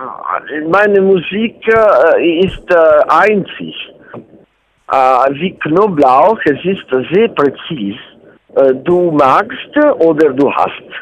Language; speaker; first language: German; non-native, learner; Italian